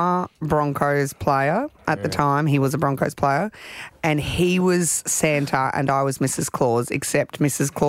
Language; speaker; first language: English; native; English